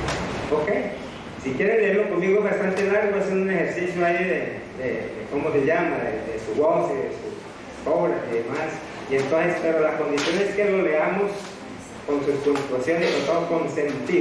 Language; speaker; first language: Spanish; native; Spanish